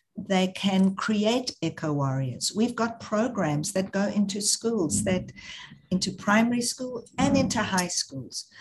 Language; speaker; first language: English; native; English